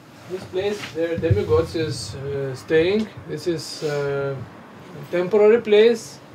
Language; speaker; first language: English; non-native, fluent; Lithuanian